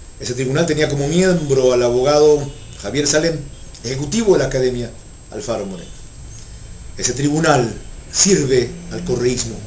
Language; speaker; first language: Spanish; native; Spanish